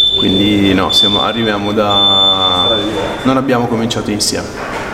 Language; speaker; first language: Italian; native; Italian